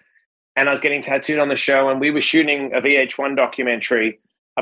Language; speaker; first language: English; native; English